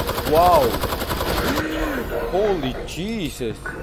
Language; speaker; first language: English; non-native, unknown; Korean